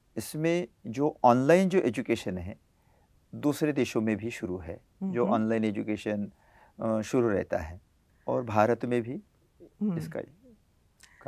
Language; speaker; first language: Hindi; native; Hindi